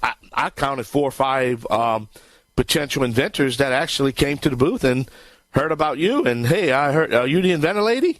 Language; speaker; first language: English; native; English